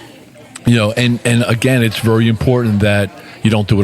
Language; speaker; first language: English; native; English